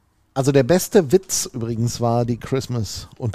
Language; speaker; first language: German; native; German